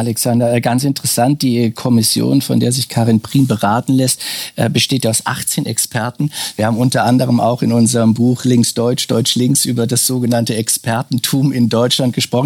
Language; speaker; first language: German; native; German